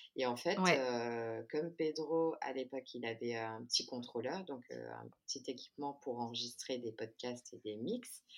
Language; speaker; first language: French; native; French